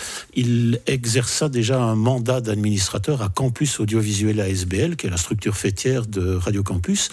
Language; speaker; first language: French; native; French